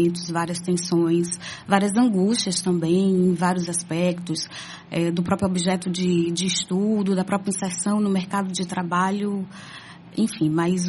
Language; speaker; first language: Portuguese; native; Portuguese